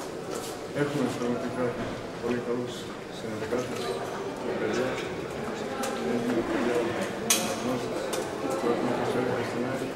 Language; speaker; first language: Greek; non-native, fluent; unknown